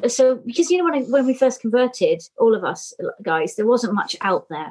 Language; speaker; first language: English; native; English